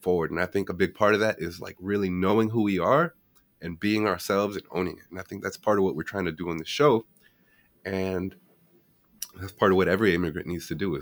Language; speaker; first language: English; native; English